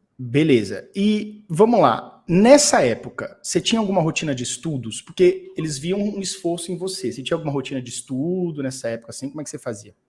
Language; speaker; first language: Portuguese; native; Portuguese